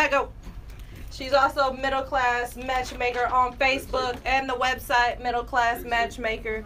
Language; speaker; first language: English; native; English